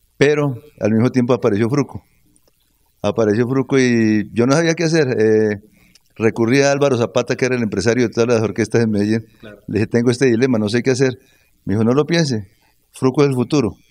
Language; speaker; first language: Spanish; native; Spanish